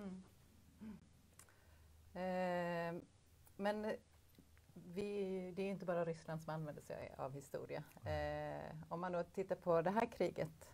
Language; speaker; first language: Swedish; native; Swedish